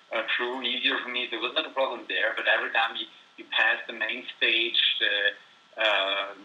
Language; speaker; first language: English; non-native, fluent; German